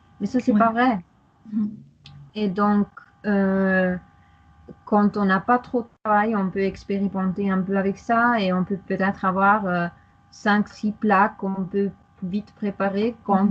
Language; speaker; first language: French; non-native, fluent; German